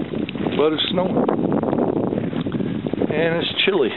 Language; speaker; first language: English; native; English